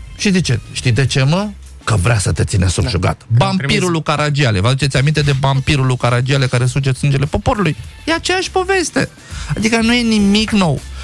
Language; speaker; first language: Romanian; non-native, local second language; Romany